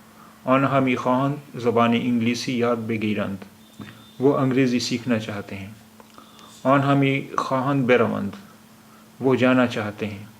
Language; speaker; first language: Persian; non-native, fluent; Urdu